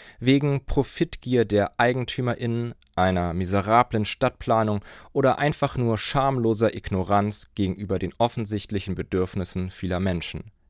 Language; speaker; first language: German; native; German